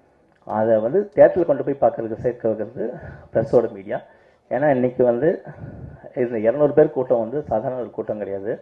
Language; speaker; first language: Tamil; native; Tamil